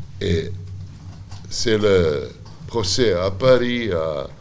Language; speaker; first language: French; non-native, learner; Serbian